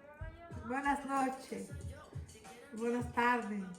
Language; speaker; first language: Spanish; non-native, fluent; Portuguese